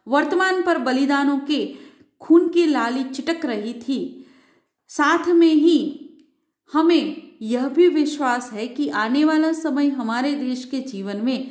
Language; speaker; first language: Hindi; non-native, local second language; Gujarati